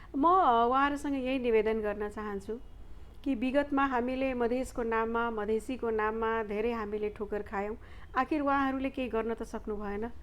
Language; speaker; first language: Nepali; non-native, local second language; Maithili